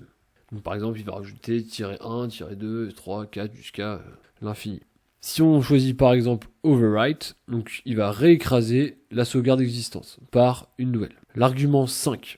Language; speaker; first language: French; native; French